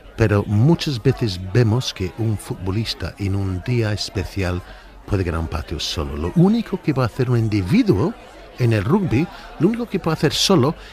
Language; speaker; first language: Spanish; non-native, fluent; English